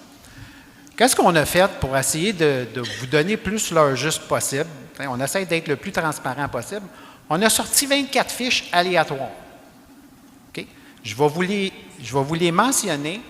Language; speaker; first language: French; native; French